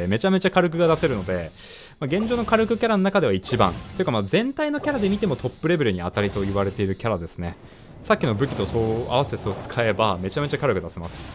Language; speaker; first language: Japanese; native; Japanese